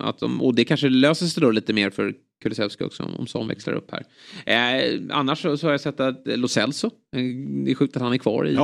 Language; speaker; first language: Swedish; native; Swedish